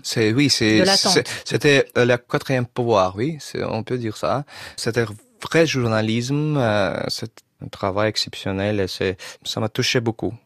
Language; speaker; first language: French; non-native, learner; Russian